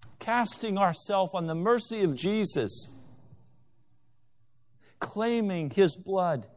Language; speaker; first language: English; native; English